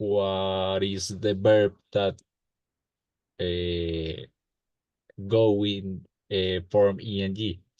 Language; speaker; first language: English; non-native, learner; Spanish